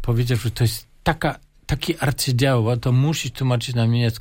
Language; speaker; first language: Polish; non-native, fluent; German